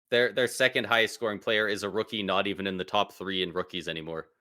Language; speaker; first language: English; native; English